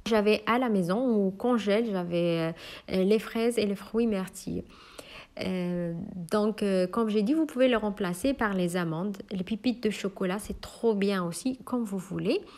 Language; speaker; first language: French; non-native, local second language; Arabic